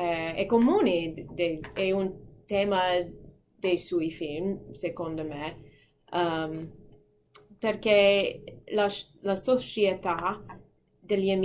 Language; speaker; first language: Italian; non-native, fluent; English